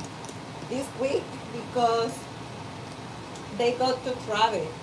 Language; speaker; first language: English; non-native, learner; Spanish